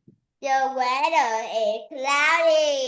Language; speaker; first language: English; non-native, learner; Vietnamese